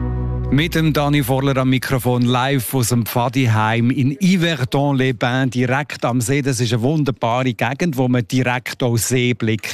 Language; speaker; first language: German; native; German